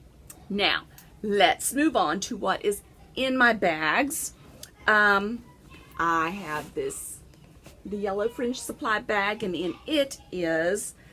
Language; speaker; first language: English; native; English